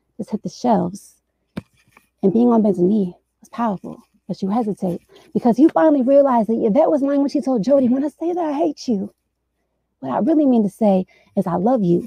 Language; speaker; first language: English; native; English